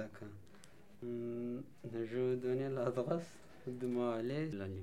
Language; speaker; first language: French; non-native, learner; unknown